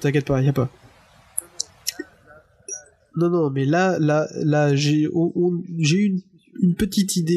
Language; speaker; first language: French; native; French